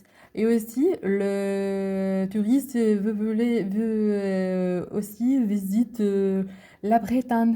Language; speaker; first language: French; non-native, learner; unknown